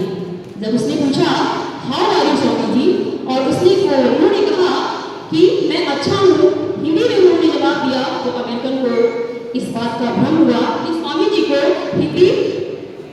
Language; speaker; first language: Hindi; native; Hindi